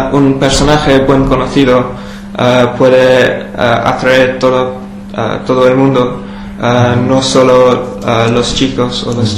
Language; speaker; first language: Spanish; non-native, learner; English